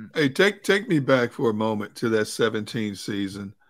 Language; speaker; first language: English; native; English